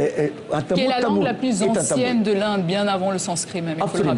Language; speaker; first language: French; native; French